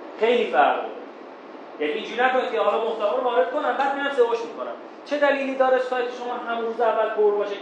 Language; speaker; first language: Persian; non-native, local second language; Azerbaijani